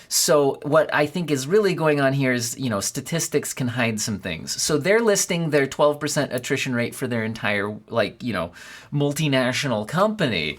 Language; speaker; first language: English; native; English